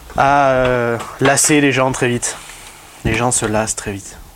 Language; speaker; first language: French; native; French